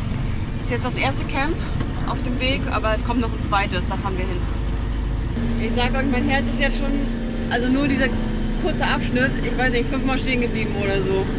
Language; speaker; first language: German; native; German